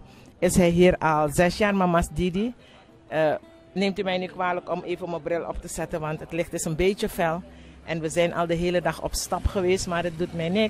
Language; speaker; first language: Dutch; non-native, local second language; Javanese